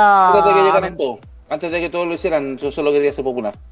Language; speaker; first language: Spanish; native; Spanish